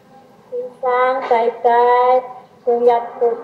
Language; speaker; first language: Cantonese; non-native, learner; Indonesian